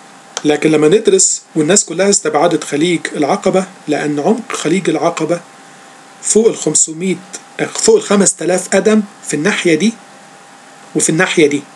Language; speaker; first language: Arabic; native; Arabic